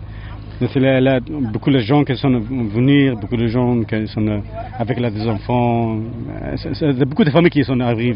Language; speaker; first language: French; non-native, learner; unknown